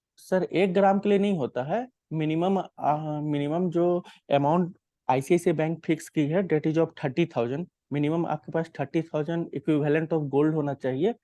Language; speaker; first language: Hindi; native; Hindi